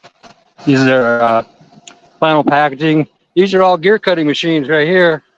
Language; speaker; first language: English; native; English